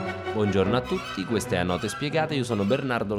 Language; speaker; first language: Italian; native; Italian